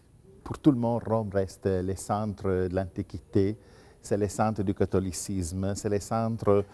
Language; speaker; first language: French; non-native, fluent; Italian